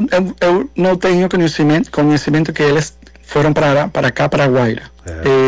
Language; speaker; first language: Portuguese; non-native, learner; Spanish